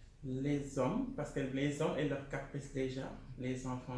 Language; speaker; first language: French; non-native, local second language; Wolof